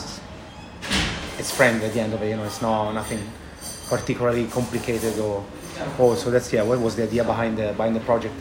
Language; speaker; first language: English; non-native, fluent; Italian